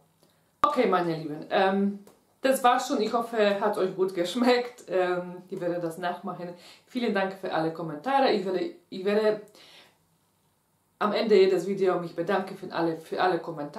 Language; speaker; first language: German; non-native, fluent; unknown